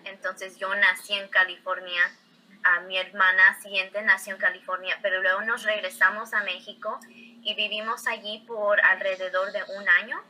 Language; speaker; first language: Spanish; early bilingual, heritage; Spanish